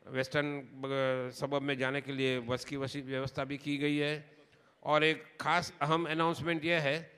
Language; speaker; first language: Hindi; non-native, local second language; Gujarati